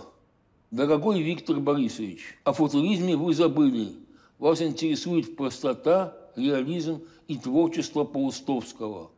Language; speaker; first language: Russian; native; Russian